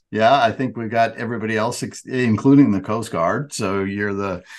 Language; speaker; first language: English; native; English